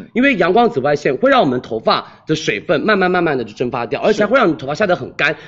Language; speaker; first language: Chinese; native; Chinese